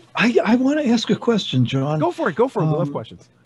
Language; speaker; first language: English; native; English